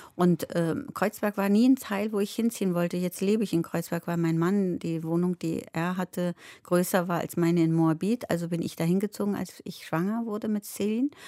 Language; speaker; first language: German; early bilingual, other home language; Turkish